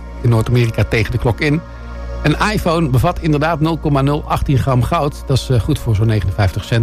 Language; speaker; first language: Dutch; native; Dutch